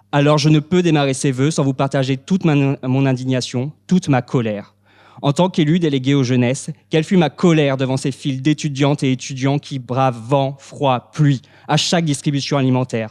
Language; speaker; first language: French; native; French